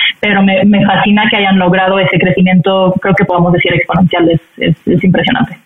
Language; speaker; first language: Spanish; non-native, fluent; French